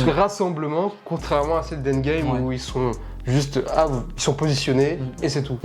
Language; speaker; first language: French; native; French